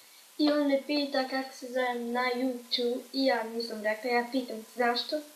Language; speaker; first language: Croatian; early bilingual, heritage; Croatian